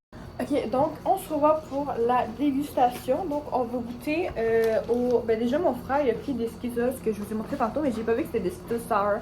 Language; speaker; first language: French; native; French